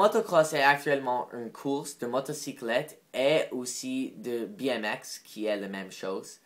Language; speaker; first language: French; non-native, learner; English